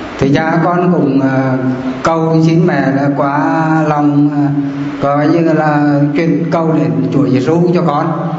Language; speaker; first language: Vietnamese; native; Vietnamese